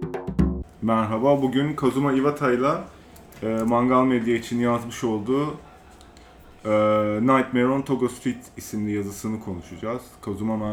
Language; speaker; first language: Turkish; native; Turkish